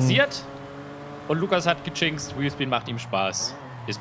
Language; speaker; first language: German; native; German